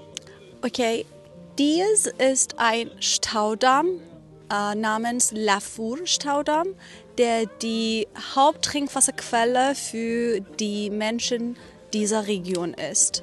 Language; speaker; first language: German; non-native, fluent; Persian